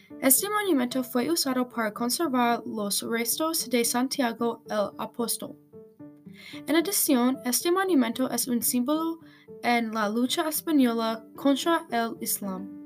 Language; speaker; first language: Spanish; non-native, learner; English